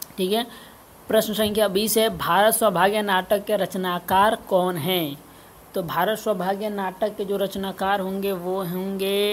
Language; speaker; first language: Hindi; native; Hindi